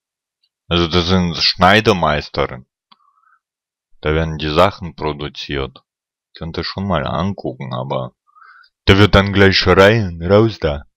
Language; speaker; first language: German; non-native, fluent; Russian